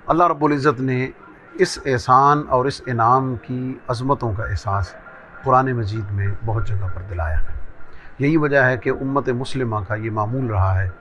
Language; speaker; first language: Urdu; non-native, local second language; Punjabi